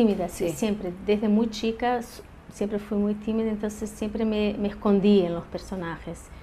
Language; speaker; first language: Spanish; early bilingual, heritage; Portuguese